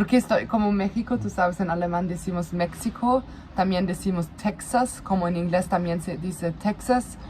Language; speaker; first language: Spanish; non-native, fluent; German